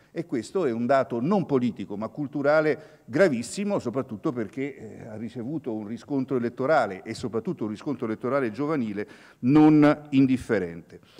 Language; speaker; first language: Italian; native; Italian